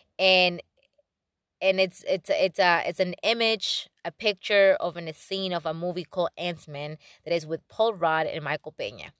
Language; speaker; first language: English; non-native, fluent; Spanish